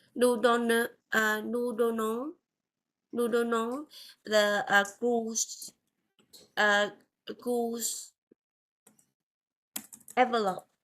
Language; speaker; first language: French; non-native, learner; Vietnamese